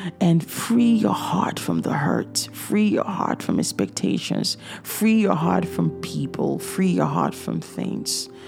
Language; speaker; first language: English; native; English